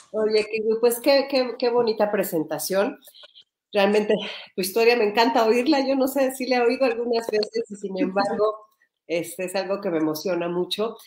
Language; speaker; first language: Spanish; native; Spanish